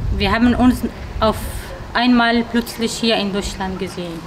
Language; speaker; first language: German; non-native, learner; Arabic